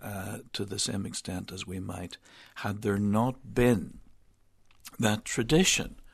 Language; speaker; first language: English; native; English